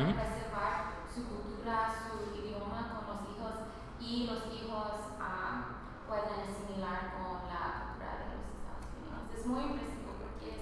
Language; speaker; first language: Spanish; early bilingual, heritage; Spanish